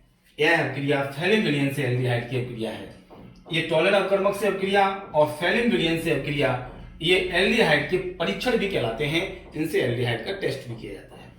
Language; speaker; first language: Hindi; native; Hindi